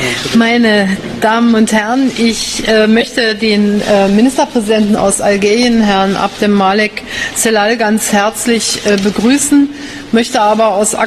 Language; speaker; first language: German; native; German